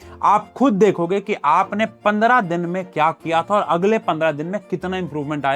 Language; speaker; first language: Hindi; native; Hindi